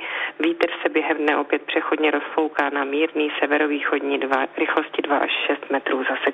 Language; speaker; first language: Czech; native; Czech